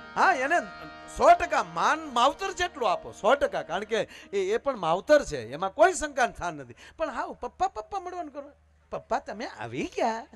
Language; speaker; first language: Gujarati; native; Gujarati